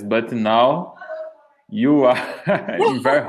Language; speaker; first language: English; non-native, learner; Portuguese